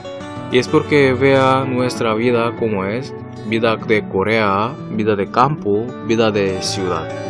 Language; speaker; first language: Spanish; non-native, learner; Korean